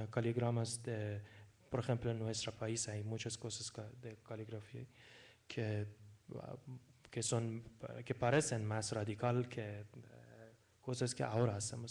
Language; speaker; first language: Spanish; non-native, fluent; Persian